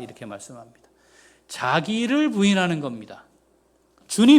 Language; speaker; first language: Korean; native; Korean